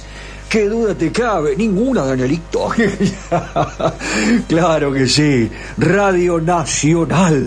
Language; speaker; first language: Spanish; native; Spanish